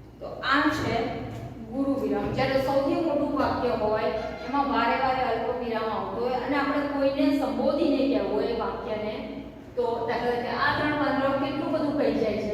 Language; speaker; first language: Gujarati; native; Gujarati